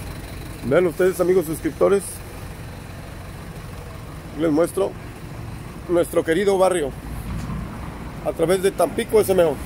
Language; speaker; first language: Spanish; native; Spanish